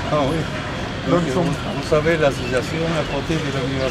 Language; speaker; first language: French; non-native, learner; Spanish